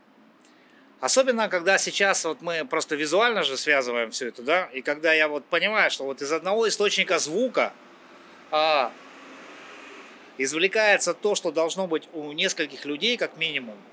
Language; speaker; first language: Russian; native; Russian